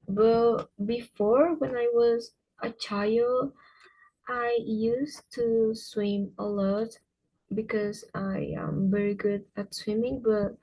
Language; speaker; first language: English; non-native, fluent; Spanish